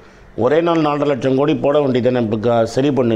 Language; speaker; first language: Tamil; native; Tamil